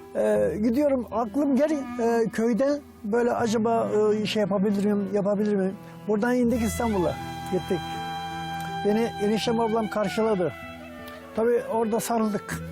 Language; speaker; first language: Turkish; native; Turkish